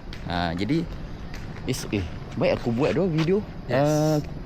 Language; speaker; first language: Malay; native; Malay